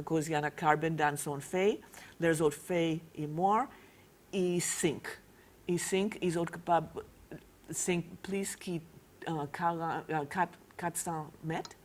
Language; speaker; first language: Haitian Creole; non-native, fluent; English